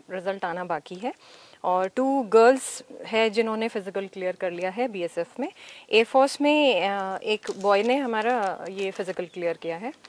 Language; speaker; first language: Hindi; native; Hindi